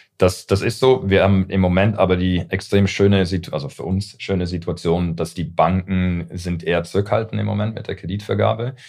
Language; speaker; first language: German; early bilingual, heritage; English